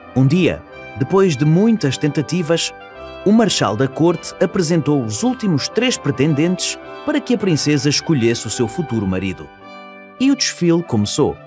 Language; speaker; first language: Portuguese; native; Portuguese